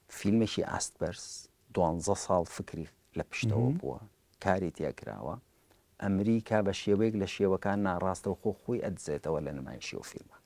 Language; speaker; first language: Central Kurdish; early bilingual, heritage; Central Kurdish